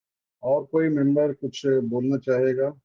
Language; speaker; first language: Hindi; native; Hindi